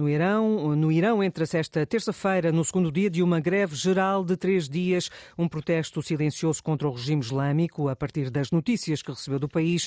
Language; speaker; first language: Portuguese; native; Portuguese